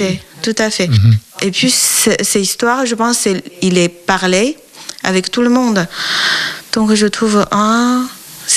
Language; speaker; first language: French; non-native, learner; Chinese